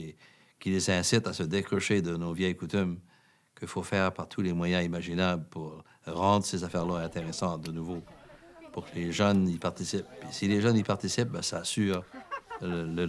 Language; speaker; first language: French; native; French